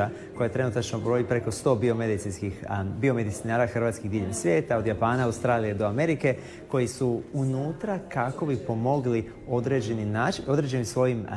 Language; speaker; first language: Croatian; native; Croatian